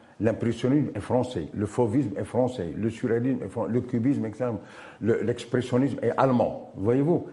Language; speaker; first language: French; non-native, local second language; Arabic